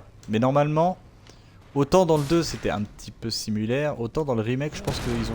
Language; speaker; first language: French; native; French